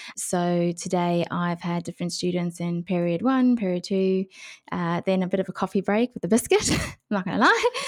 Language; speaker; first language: English; native; English